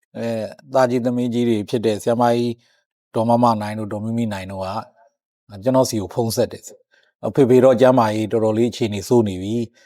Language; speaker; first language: Burmese; native; Burmese